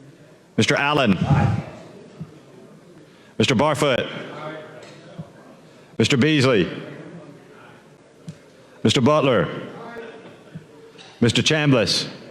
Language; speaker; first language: English; native; English